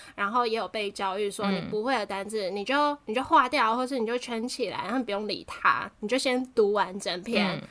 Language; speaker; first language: Chinese; native; Chinese